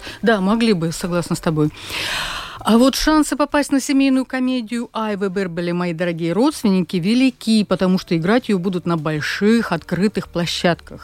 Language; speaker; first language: Russian; native; Russian